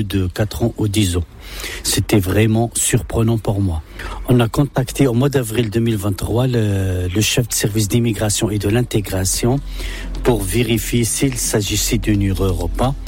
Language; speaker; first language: French; non-native, local second language; Arabic